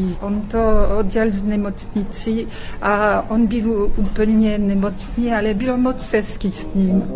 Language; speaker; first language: Czech; non-native, fluent; French